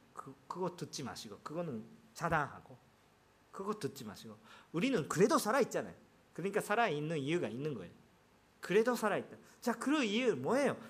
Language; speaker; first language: Korean; non-native, fluent; Japanese